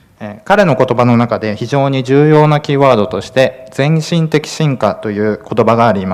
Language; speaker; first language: Japanese; native; Japanese